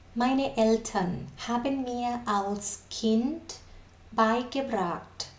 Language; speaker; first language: German; non-native, fluent; Thai